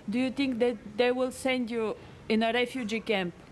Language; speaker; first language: English; non-native, fluent; Bulgarian